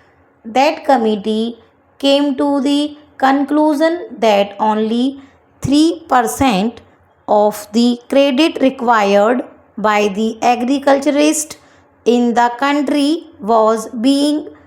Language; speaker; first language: English; non-native, local second language; Hindi